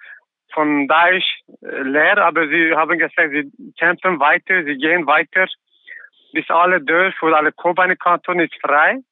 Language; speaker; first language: German; non-native, learner; Kurdish